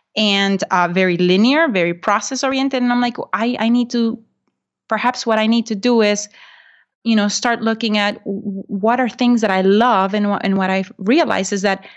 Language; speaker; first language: English; non-native, fluent; Spanish